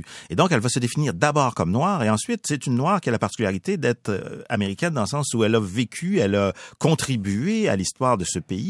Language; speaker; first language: French; native; French